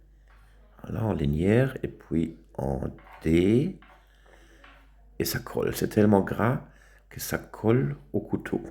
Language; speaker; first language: French; non-native, local second language; German